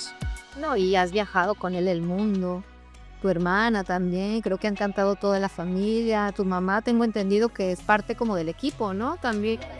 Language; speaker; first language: Spanish; native; Spanish